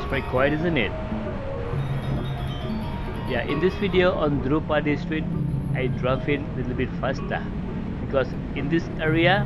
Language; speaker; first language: English; non-native, fluent; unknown